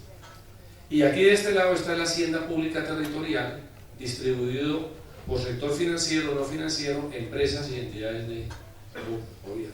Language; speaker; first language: Spanish; native; Spanish